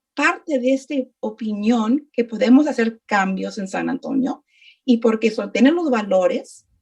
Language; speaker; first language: Spanish; early bilingual, other home language; English